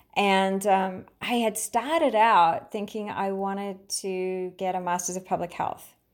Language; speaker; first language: English; native; English